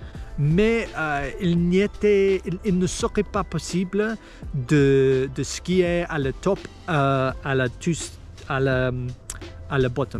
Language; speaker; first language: French; non-native, learner; English